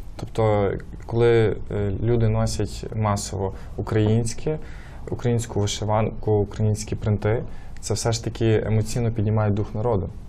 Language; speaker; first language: Ukrainian; native; Ukrainian